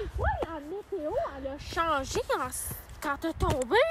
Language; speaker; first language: French; native; French